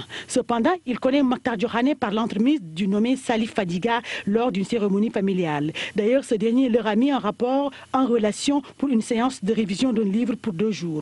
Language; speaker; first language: French; non-native, local second language; Wolof